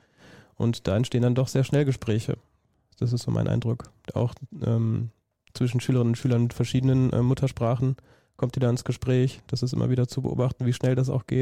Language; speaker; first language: German; native; German